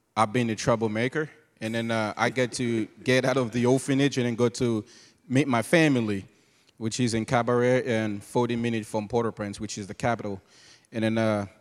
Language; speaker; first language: English; non-native, fluent; Haitian Creole